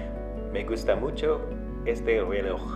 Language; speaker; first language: Spanish; non-native, learner; English